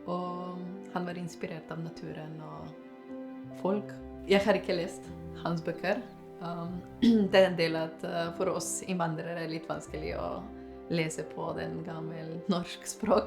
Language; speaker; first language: Norwegian; non-native, fluent; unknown